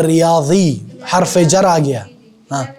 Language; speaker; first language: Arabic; non-native, fluent; Urdu